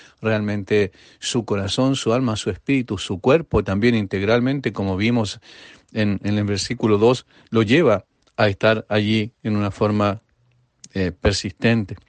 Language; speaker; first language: Spanish; native; Spanish